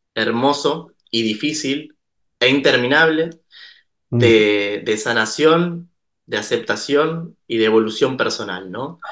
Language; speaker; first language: Spanish; native; Spanish